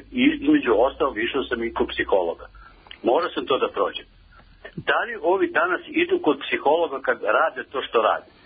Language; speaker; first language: Serbian; native; Serbian